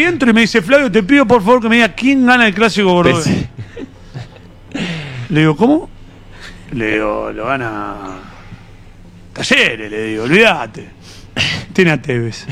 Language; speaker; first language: Spanish; native; Spanish